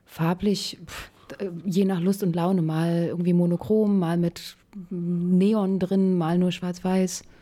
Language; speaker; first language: German; native; German